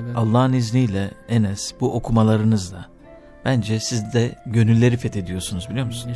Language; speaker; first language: Turkish; native; Turkish